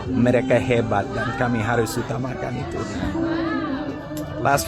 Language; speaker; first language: Indonesian; non-native, fluent; English